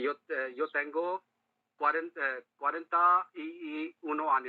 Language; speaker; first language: Spanish; non-native, learner; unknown